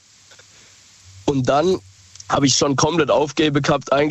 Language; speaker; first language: German; native; German